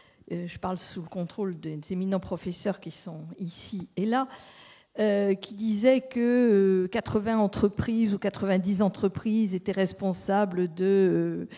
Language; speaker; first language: French; native; French